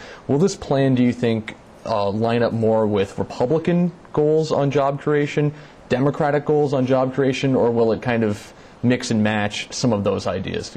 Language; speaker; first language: English; native; English